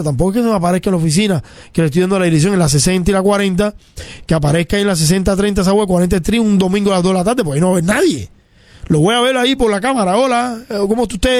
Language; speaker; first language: Spanish; native; Spanish